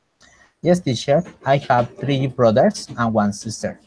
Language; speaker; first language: English; non-native, learner; Spanish